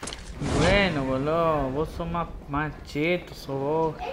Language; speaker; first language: Spanish; native; Spanish